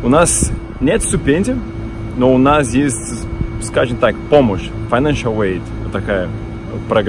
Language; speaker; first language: Russian; non-native, fluent; Portuguese